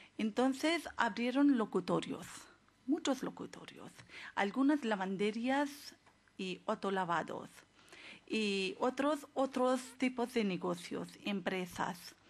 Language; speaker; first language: Spanish; non-native, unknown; Urdu